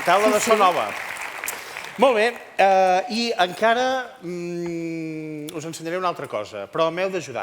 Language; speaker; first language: Catalan; native; Catalan